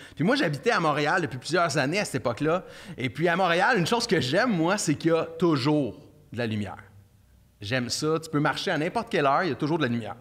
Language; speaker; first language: French; native; French